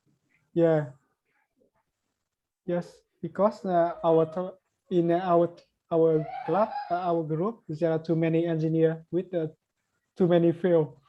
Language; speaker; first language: English; non-native, learner; Vietnamese